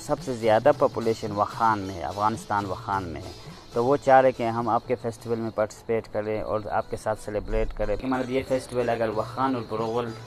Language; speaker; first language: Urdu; non-native, local second language; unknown